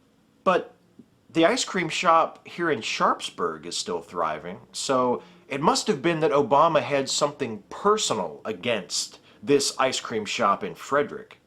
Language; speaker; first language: English; native; English